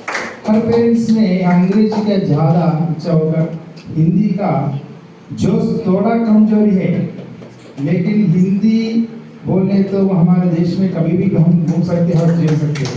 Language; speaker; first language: Hindi; non-native, local second language; Telugu